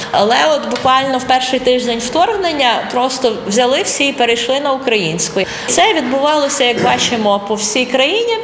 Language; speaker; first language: Ukrainian; non-native, local second language; Russian